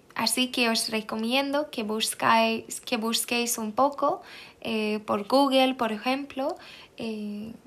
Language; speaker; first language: Spanish; non-native, fluent; Swedish